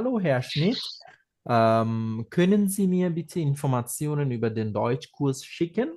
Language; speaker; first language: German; non-native, fluent; Bangla